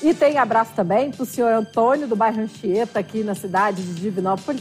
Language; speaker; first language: Portuguese; native; Portuguese